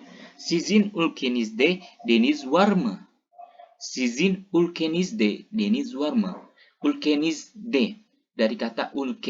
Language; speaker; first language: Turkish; non-native, fluent; Indonesian